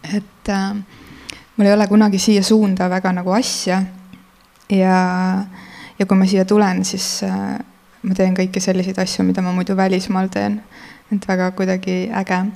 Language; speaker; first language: Estonian; native; Estonian